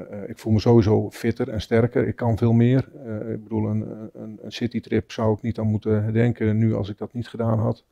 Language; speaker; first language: Dutch; native; Dutch